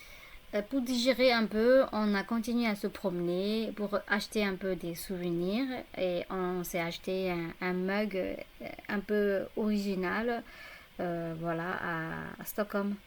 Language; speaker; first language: French; non-native, fluent; Burmese